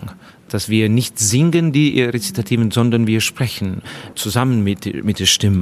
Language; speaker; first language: German; non-native, fluent; Estonian